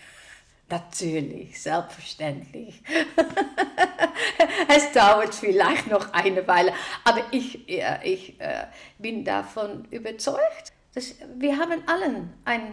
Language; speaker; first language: German; non-native, fluent; Dutch